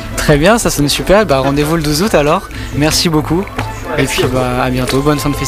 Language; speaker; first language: French; native; French